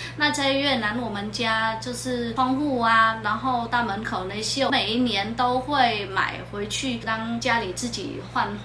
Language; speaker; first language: Chinese; non-native, fluent; Vietnamese